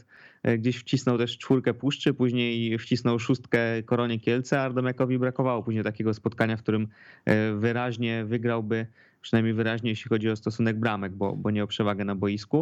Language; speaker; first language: Polish; native; Polish